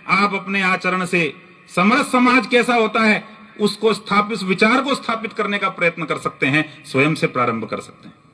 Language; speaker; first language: Hindi; native; Hindi